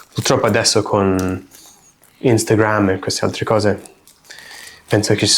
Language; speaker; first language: Italian; non-native, fluent; English